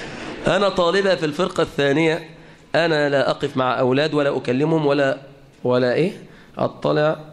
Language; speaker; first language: Arabic; native; Arabic